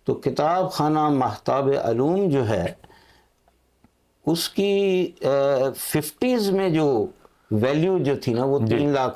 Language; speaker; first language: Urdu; non-native, local second language; Punjabi